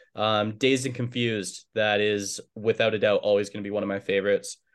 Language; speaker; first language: English; native; English